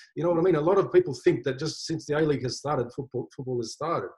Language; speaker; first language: English; native; English